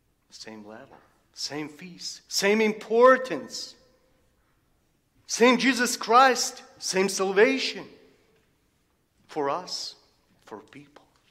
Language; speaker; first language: English; non-native, fluent; Ukrainian